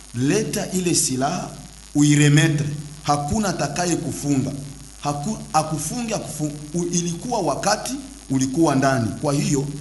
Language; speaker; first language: Swahili; native; Swahili